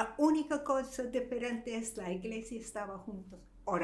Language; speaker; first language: Spanish; non-native, fluent; English